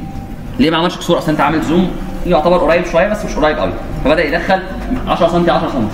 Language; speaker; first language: Arabic; native; Arabic